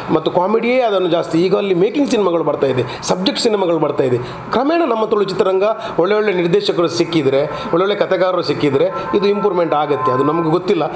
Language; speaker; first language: Kannada; non-native, local second language; Tulu